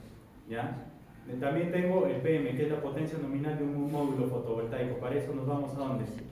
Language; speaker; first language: Spanish; native; Spanish